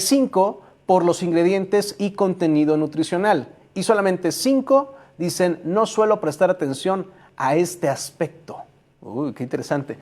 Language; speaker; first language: Spanish; native; Spanish